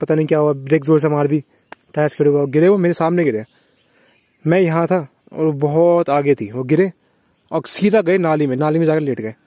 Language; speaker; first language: Hindi; native; Hindi